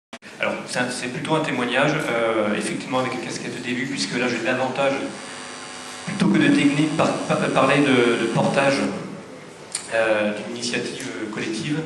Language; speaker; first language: French; native; French